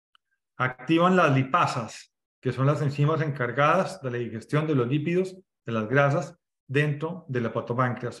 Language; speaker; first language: Spanish; native; Spanish